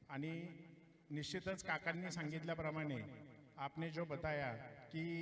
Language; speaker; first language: Hindi; non-native, local second language; Marathi